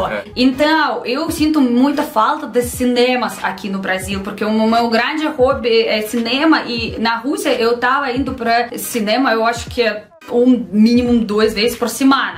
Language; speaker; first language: Portuguese; non-native, learner; Russian